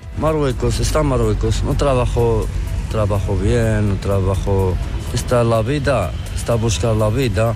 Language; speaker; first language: Spanish; non-native, learner; Arabic